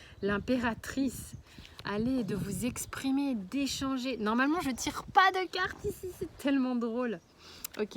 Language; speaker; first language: French; native; French